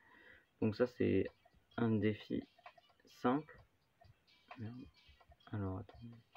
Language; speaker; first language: French; native; French